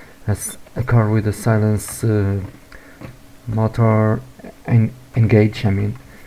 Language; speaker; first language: English; non-native, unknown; Portuguese